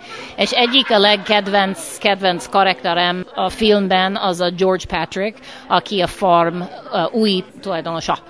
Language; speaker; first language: Hungarian; early bilingual, heritage; English